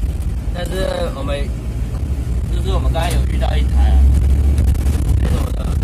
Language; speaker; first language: Chinese; native; Chinese